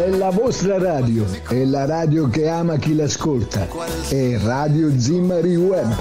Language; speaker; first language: Italian; native; Italian